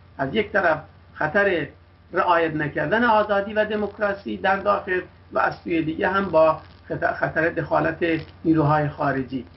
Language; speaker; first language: Persian; non-native, local second language; Kurdish